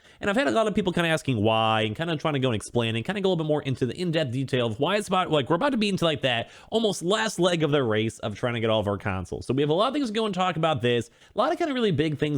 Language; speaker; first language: English; native; English